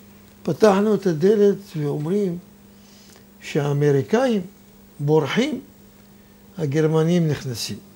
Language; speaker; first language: Hebrew; non-native, fluent; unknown